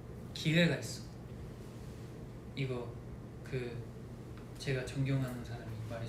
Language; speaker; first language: Korean; non-native, fluent; Japanese